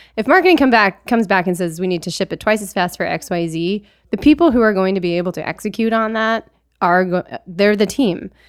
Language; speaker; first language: English; native; English